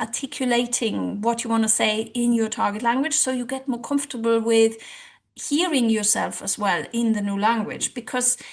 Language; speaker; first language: English; non-native, fluent; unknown